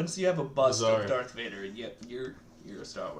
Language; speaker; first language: English; native; English